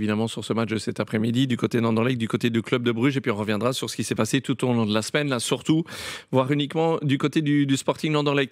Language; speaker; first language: French; native; French